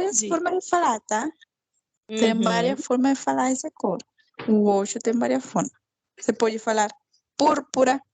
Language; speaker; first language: Portuguese; non-native, fluent; Spanish